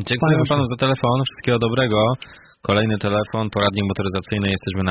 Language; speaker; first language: Polish; native; Polish